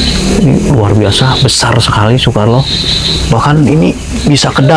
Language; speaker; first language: Malay; native; Malay